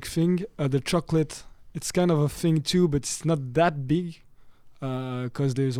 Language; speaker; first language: English; non-native, fluent; French